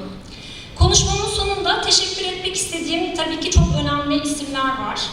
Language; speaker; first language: Turkish; native; Turkish